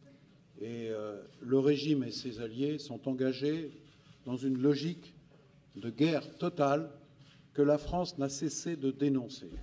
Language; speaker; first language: French; native; French